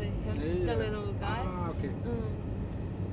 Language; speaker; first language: English; non-native, fluent; French